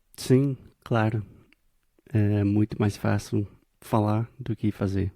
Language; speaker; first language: Portuguese; non-native, fluent; English